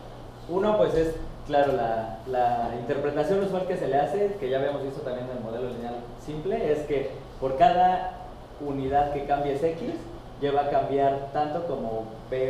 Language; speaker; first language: Spanish; native; Spanish